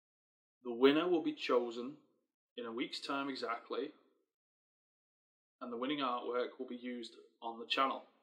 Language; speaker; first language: English; native; English